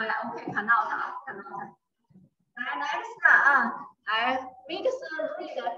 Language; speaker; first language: English; non-native, learner; Chinese